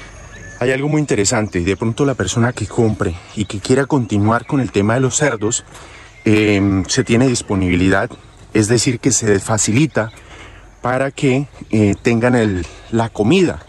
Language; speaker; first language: Spanish; native; Spanish